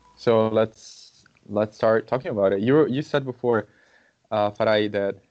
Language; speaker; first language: English; non-native, fluent; Portuguese